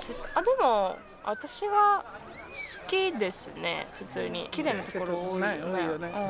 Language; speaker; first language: Japanese; non-native, local second language; Portuguese